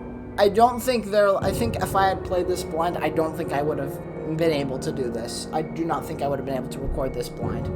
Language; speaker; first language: English; native; English